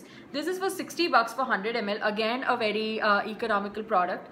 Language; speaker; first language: English; non-native, local second language; Hindi